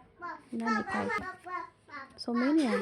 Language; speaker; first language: English; non-native, learner; Filipino